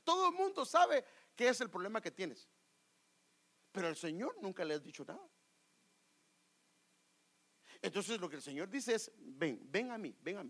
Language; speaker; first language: Spanish; native; Spanish